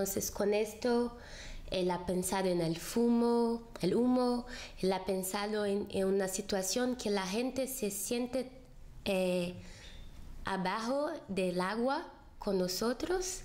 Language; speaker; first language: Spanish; non-native, fluent; Portuguese